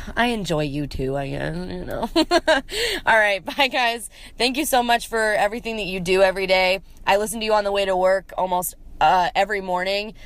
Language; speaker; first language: English; native; English